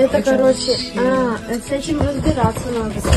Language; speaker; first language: Russian; early bilingual, other home language; Tajik